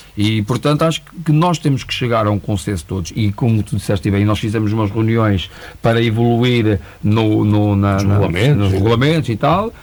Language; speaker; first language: Portuguese; native; Portuguese